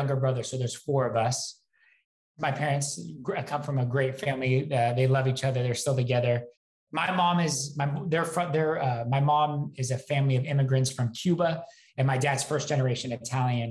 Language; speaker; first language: English; native; English